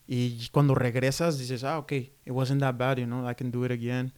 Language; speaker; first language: English; non-native, fluent; Spanish